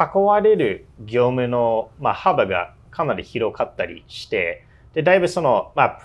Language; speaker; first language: Japanese; non-native, fluent; English